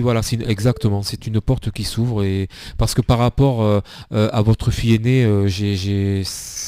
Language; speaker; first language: French; native; French